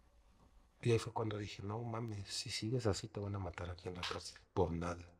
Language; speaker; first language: Spanish; native; Spanish